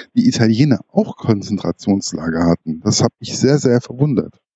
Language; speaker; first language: German; native; German